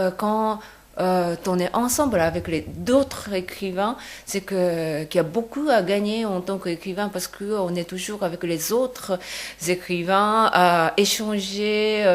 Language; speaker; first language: French; non-native, fluent; Japanese